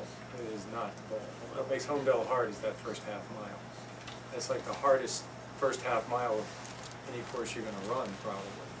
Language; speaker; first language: English; native; English